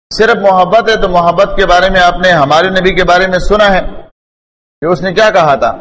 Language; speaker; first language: Urdu; non-native, local second language; Pashto